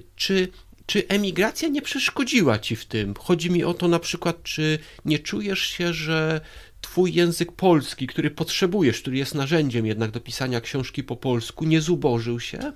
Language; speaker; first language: Polish; native; Polish